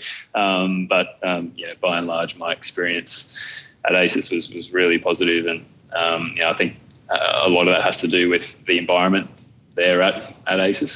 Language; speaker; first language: English; native; English